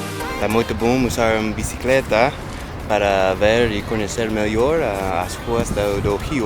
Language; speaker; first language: Portuguese; non-native, fluent; English